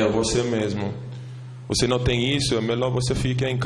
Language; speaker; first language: Portuguese; non-native, learner; English